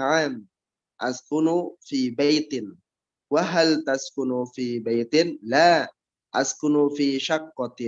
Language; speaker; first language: Arabic; non-native, fluent; Indonesian